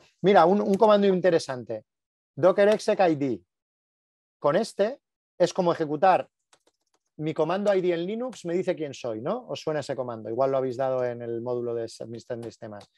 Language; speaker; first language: Spanish; native; Spanish